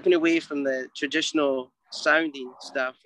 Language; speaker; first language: English; native; English